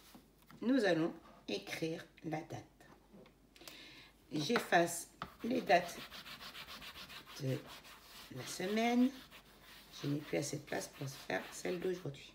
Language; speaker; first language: French; native; French